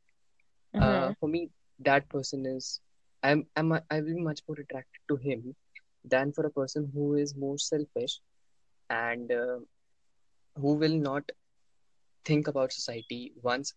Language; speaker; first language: English; non-native, local second language; Hindi